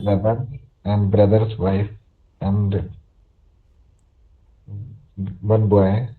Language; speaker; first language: English; non-native, learner; Hindi